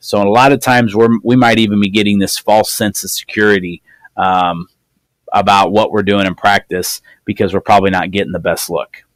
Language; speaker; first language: English; native; English